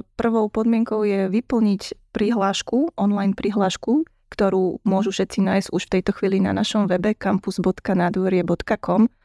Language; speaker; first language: Slovak; native; Slovak